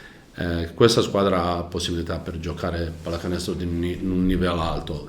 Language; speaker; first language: Italian; non-native, learner; Croatian